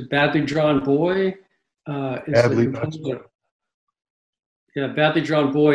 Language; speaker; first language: English; native; English